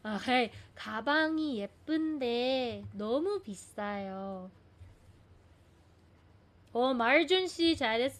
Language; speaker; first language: Korean; non-native, fluent; Filipino